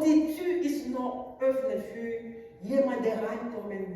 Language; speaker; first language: German; non-native, learner; French